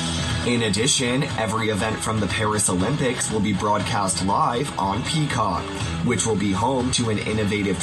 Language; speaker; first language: English; native; English